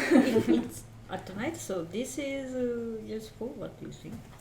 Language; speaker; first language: English; non-native, learner; Japanese